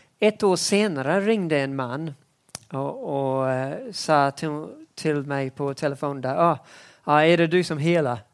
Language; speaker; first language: Swedish; non-native, fluent; English